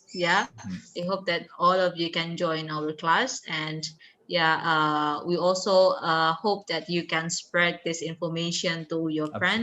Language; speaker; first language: English; non-native, fluent; Indonesian